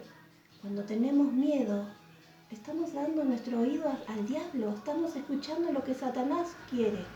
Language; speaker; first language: Spanish; native; Spanish